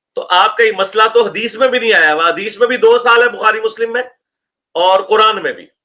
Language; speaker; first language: Urdu; non-native, local second language; Punjabi